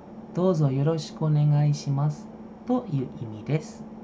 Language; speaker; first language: Japanese; non-native, fluent; Indonesian